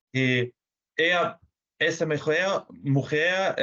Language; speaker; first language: Spanish; non-native, fluent; German